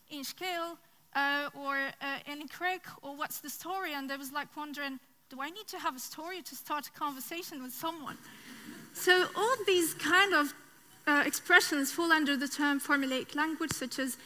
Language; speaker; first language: English; non-native, fluent; Arabic